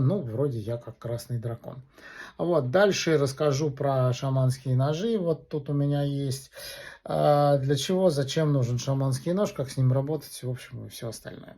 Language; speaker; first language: Russian; native; Russian